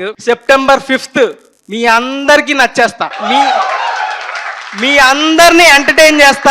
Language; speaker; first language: Telugu; native; Telugu